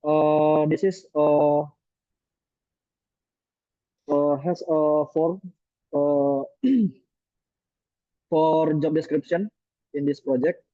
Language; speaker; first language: English; non-native, learner; Indonesian